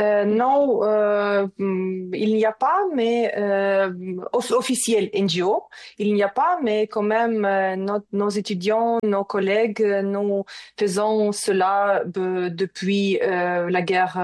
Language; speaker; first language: French; non-native, learner; Ukrainian